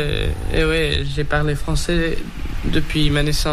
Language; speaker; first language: French; early bilingual, heritage; French